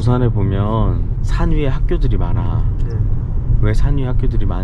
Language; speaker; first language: Korean; native; Korean